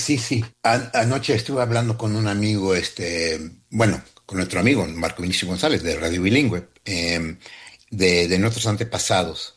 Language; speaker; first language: Spanish; early bilingual, heritage; Spanish